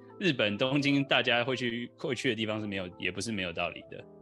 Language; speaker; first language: Chinese; non-native, fluent; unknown